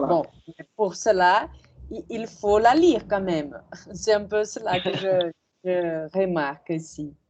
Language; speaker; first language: French; non-native, fluent; Portuguese